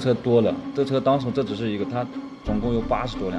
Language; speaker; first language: Chinese; native; Chinese